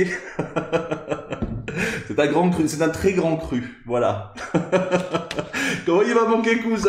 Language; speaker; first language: French; native; French